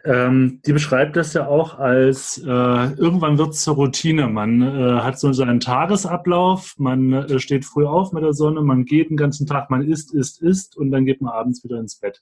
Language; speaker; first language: German; native; German